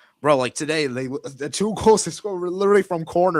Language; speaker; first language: English; native; English